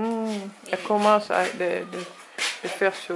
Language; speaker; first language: French; non-native, learner; Dutch